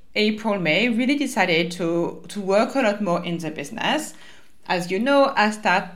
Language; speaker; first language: English; non-native, fluent; French